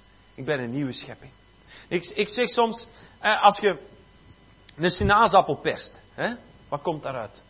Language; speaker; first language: Dutch; native; Dutch